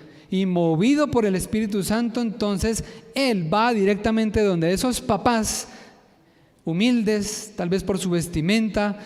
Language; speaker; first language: Spanish; native; Spanish